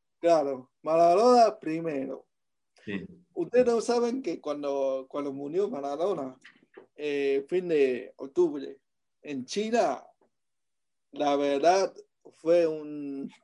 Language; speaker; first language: Spanish; non-native, fluent; Chinese